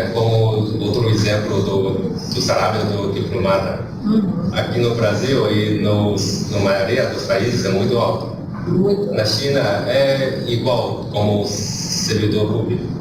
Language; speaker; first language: Portuguese; non-native, learner; Chinese